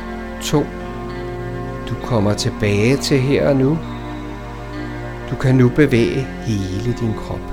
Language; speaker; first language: Danish; native; Danish